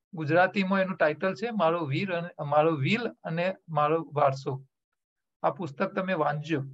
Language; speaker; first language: Hindi; non-native, local second language; Gujarati